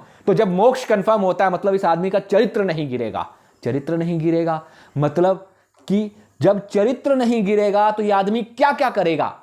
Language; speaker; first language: Hindi; native; Hindi